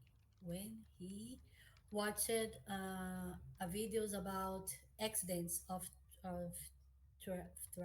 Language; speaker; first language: English; non-native, learner; Portuguese